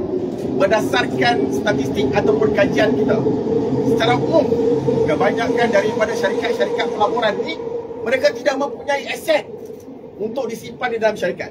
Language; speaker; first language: Malay; native; Malay